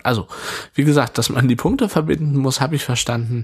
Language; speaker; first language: German; native; German